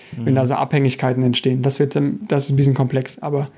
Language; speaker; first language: German; native; German